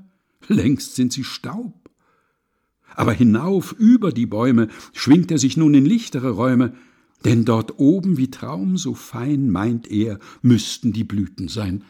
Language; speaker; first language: German; native; German